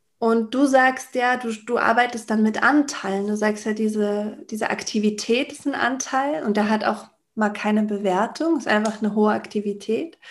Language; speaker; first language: German; native; German